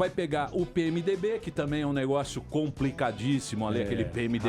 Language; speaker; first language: Portuguese; native; Portuguese